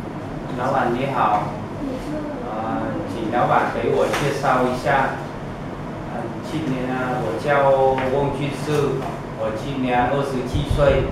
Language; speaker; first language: Chinese; non-native, learner; Vietnamese